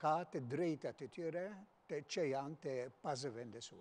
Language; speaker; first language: Albanian; non-native, fluent; Maltese